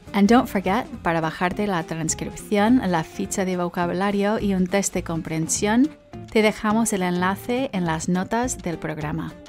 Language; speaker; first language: Spanish; native; Spanish